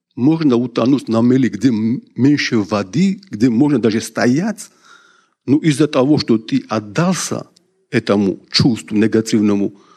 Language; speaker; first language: Russian; non-native, local second language; Georgian